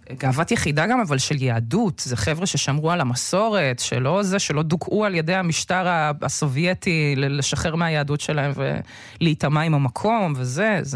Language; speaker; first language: Hebrew; early bilingual, other home language; Russian